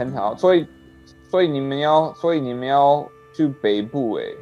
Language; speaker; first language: Chinese; non-native, learner; English